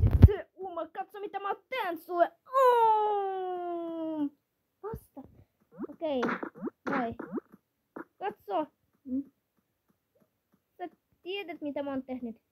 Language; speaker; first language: Finnish; non-native, learner; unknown